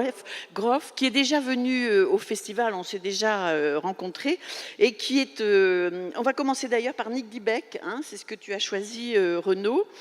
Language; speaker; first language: French; native; French